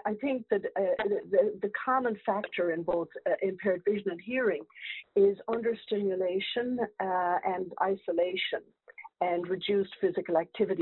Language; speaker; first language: English; native; English